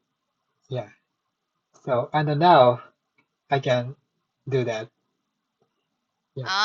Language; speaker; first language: English; non-native, learner; Japanese